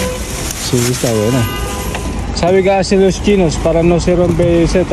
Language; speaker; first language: Spanish; non-native, learner; Filipino